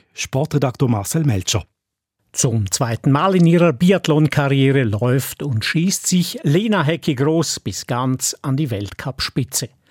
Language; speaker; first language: German; native; German